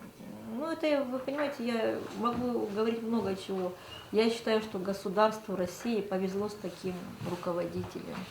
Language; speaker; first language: Russian; native; Russian